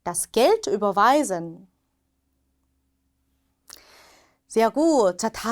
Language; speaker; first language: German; non-native, fluent; Korean